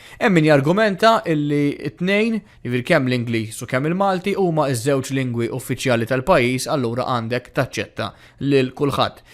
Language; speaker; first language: Maltese; native; Maltese